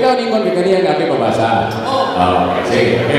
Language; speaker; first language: Filipino; non-native, local second language; Cebuano